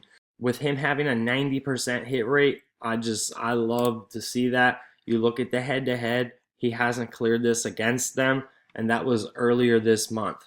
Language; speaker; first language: English; native; English